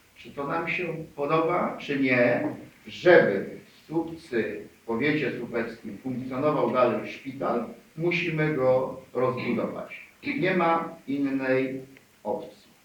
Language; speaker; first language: Polish; native; Polish